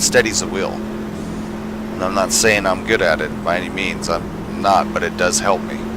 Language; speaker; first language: English; native; English